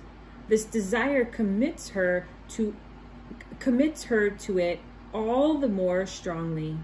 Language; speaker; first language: English; native; English